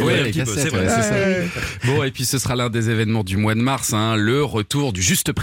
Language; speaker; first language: French; native; French